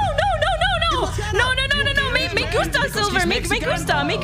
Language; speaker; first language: Spanish; non-native, learner; English